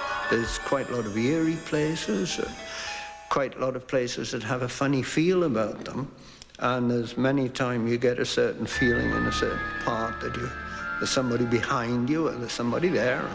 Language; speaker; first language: English; native; English